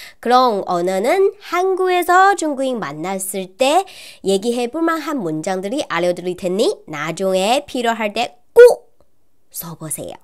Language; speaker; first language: Korean; non-native, learner; Chinese